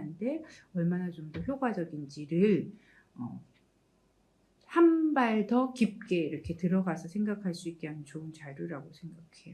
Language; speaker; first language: Korean; native; Korean